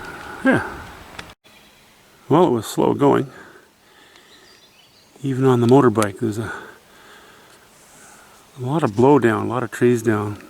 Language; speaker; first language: English; native; English